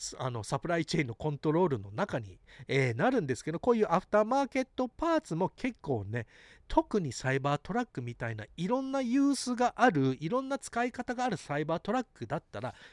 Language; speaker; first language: Japanese; early bilingual, heritage; English